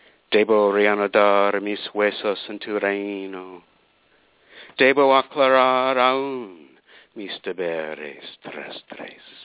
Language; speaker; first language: Spanish; non-native, fluent; English